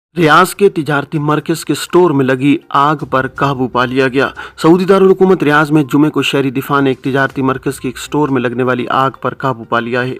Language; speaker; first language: Urdu; native; Urdu